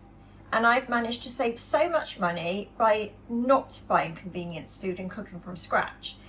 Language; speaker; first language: English; native; English